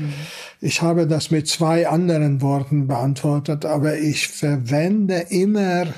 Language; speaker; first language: German; non-native, fluent; Hungarian